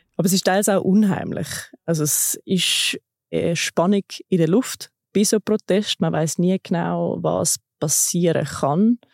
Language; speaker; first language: German; native; German